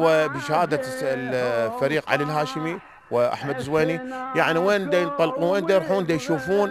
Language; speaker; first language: Arabic; native; Arabic